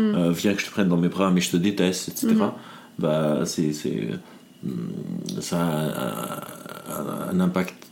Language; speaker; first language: French; non-native, local second language; Arabic